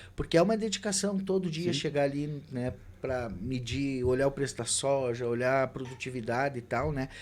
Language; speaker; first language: Portuguese; native; Portuguese